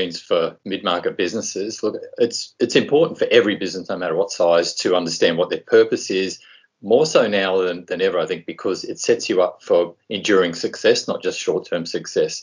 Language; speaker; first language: English; native; English